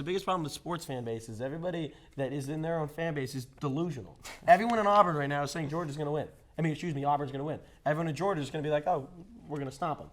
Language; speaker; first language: English; native; English